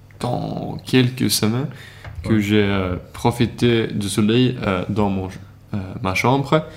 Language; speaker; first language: French; non-native, learner; Swedish